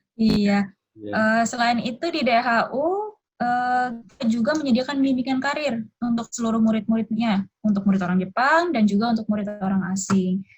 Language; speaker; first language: Indonesian; early bilingual, other home language; Japanese